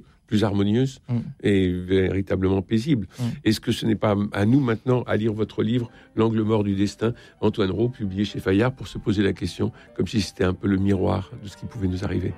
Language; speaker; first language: French; native; French